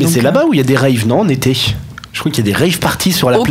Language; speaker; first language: French; native; French